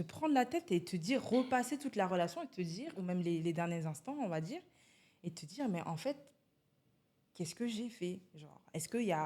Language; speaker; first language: French; native; French